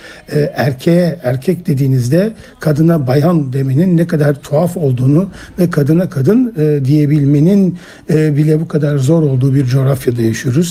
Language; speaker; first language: Turkish; native; Turkish